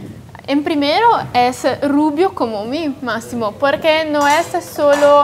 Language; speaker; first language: Spanish; non-native, fluent; Italian